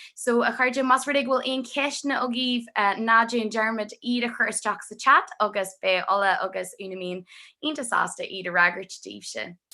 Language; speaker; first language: Irish; non-native, local second language; English